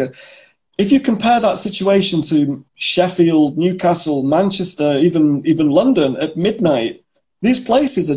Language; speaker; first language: English; native; English